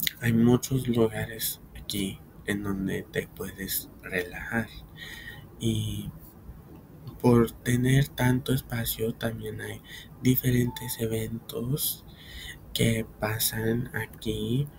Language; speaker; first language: Spanish; early bilingual, heritage; Spanish